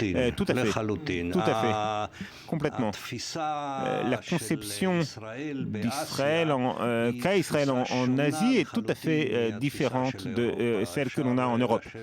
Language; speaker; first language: French; non-native, fluent; Hebrew